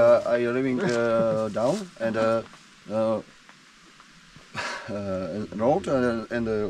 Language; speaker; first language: English; non-native, learner; Slovak